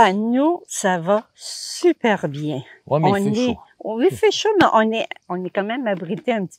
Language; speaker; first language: French; native; French